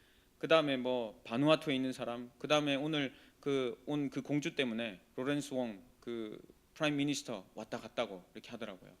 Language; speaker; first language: Korean; native; Korean